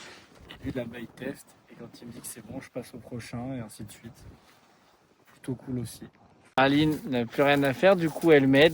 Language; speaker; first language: French; native; French